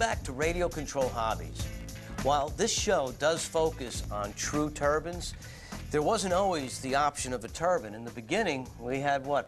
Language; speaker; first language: English; native; English